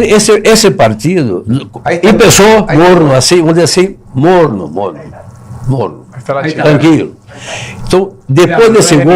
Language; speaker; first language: Spanish; non-native, learner; Portuguese